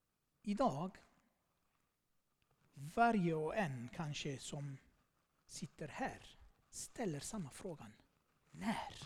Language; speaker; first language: Swedish; non-native, fluent; Armenian